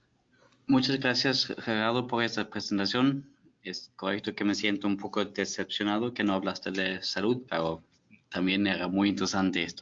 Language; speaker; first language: Spanish; non-native, fluent; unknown